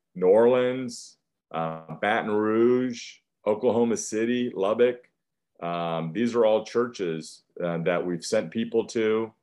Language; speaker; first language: English; native; English